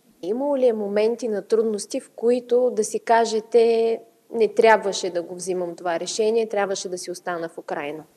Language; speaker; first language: Bulgarian; native; Bulgarian